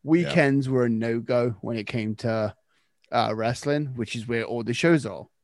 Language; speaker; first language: English; native; English